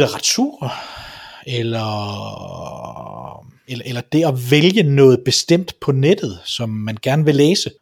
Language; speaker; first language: Danish; native; Danish